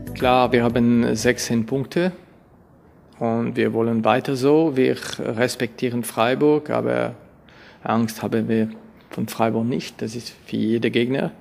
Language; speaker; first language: German; non-native, local second language; French